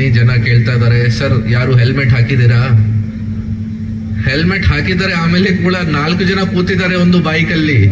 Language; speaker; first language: Kannada; non-native, local second language; Hindi